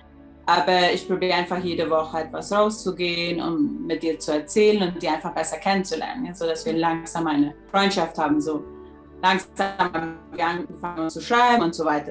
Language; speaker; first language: German; early bilingual, heritage; German